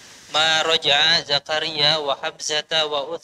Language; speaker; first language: Arabic; non-native, learner; Indonesian